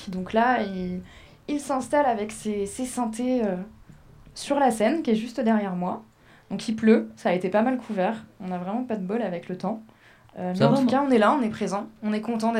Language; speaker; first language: French; native; French